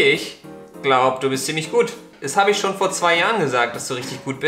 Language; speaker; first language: German; native; German